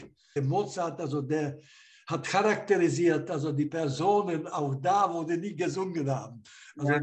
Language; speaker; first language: German; non-native, fluent; Slovak